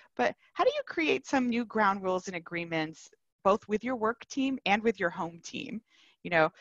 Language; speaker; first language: English; native; English